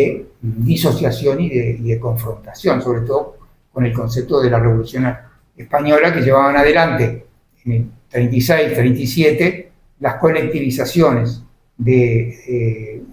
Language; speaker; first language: Spanish; native; Spanish